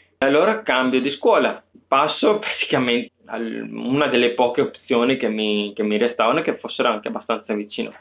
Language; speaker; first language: Italian; native; Italian